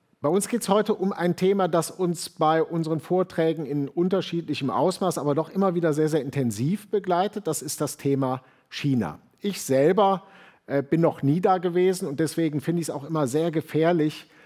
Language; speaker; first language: German; native; German